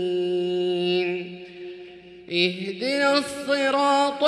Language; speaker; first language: Arabic; native; Arabic